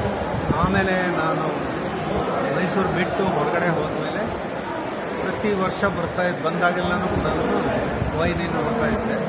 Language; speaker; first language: Kannada; native; Kannada